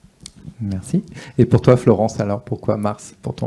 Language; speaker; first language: French; native; French